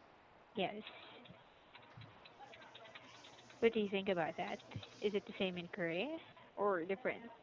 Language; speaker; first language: English; non-native, local second language; Filipino